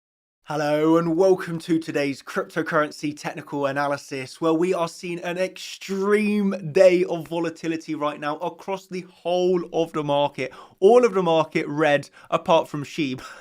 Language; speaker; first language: English; native; English